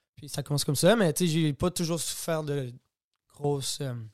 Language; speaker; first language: French; native; French